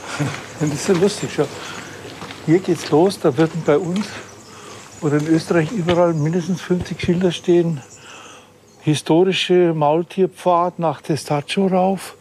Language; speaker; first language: German; native; German